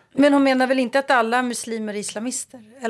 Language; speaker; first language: Danish; non-native, learner; Swedish